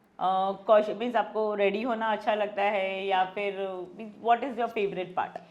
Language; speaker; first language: Hindi; non-native, local second language; Gujarati